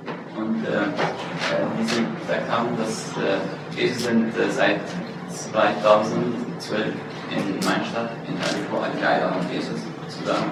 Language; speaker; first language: German; non-native, learner; Arabic